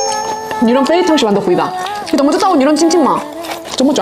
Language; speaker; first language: Chinese; non-native, learner; Korean